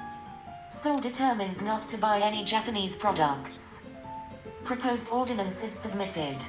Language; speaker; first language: English; non-native, fluent; Japanese